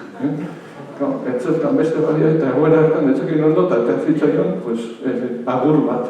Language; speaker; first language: Basque; native; Basque